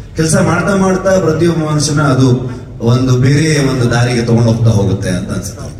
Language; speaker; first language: Kannada; native; Kannada